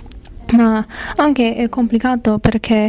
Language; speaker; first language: Italian; non-native, learner; English